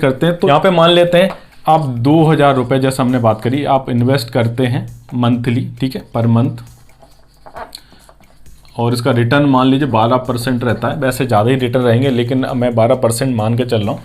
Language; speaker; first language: Hindi; native; Hindi